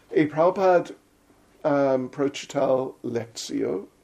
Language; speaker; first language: Russian; non-native, fluent; English